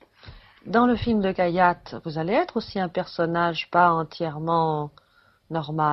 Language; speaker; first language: French; native; French